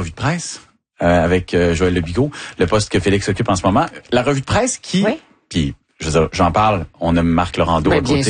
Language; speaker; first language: French; native; French